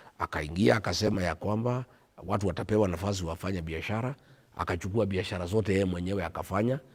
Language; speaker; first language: Swahili; non-native, local second language; Kikuyu